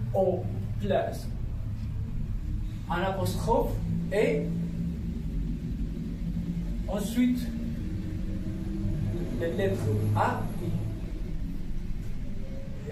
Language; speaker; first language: French; non-native, fluent; Spanish